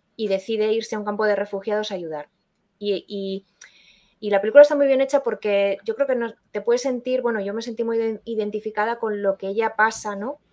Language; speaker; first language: Spanish; native; Spanish